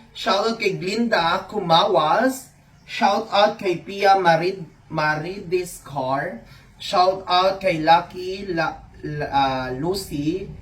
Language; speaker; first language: Filipino; non-native, local second language; Cebuano